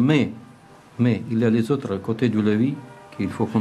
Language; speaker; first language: French; non-native, learner; Russian